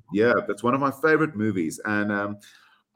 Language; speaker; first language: English; non-native, local second language; Afrikaans